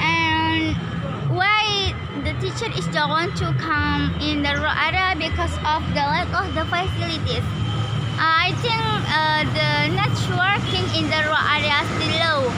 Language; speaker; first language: English; non-native, learner; Indonesian